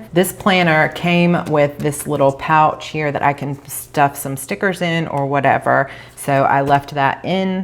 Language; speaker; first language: English; native; English